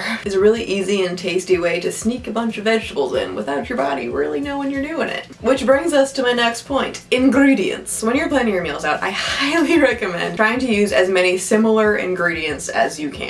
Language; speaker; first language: English; native; English